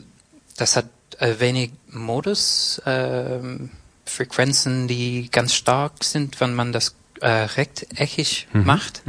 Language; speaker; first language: German; non-native, fluent; English